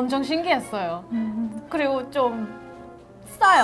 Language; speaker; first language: Korean; non-native, learner; English